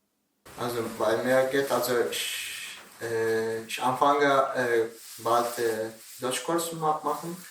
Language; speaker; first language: German; non-native, learner; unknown